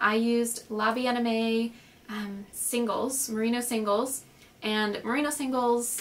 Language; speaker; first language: English; native; English